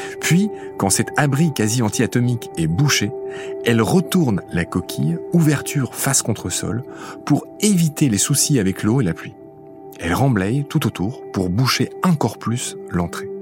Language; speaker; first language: French; native; French